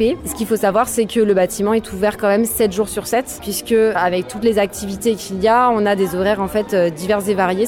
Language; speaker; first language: French; native; French